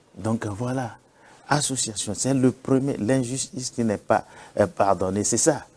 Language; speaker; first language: French; non-native, local second language; Yoruba